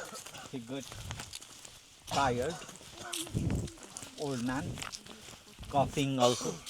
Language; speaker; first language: English; non-native, learner; Nepali